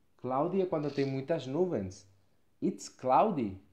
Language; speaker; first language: Portuguese; non-native, fluent; Spanish